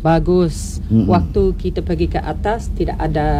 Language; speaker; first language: Indonesian; non-native, learner; English